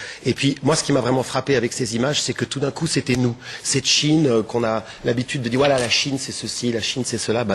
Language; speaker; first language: French; native; French